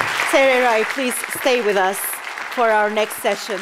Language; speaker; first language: English; non-native, fluent; Turkish